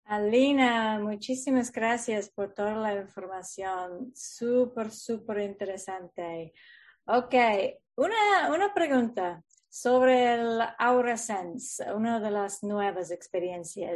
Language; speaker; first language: Spanish; non-native, fluent; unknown